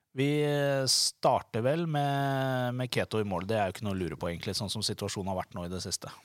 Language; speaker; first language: Norwegian; native; Norwegian